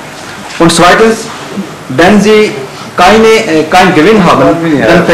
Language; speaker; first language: German; non-native, fluent; Urdu